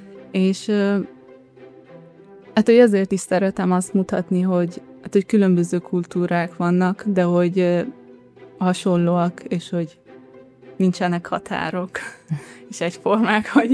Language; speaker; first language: Hungarian; early bilingual, other home language; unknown